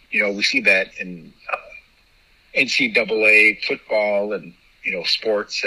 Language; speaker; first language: English; native; English